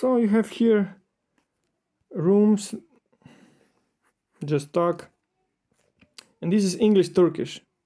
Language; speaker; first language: English; non-native, fluent; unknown